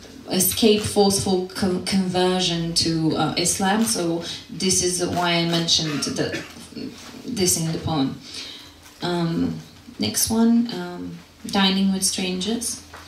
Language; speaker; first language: English; non-native, fluent; Macedonian